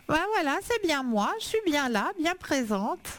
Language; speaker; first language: French; native; French